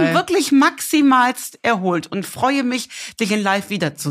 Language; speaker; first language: German; native; German